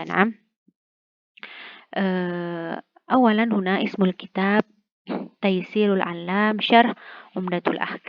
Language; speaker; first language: Arabic; non-native, fluent; Indonesian